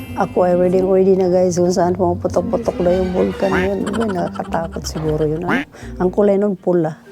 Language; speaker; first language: Filipino; non-native, local second language; Cebuano